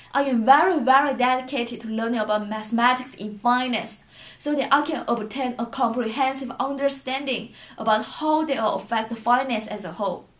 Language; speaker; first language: English; non-native, fluent; Chinese